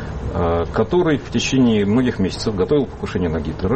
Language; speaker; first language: Russian; native; Russian